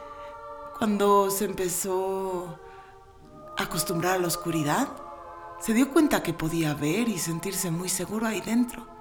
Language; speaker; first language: Spanish; native; Spanish